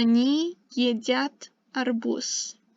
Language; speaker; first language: Russian; non-native, fluent; English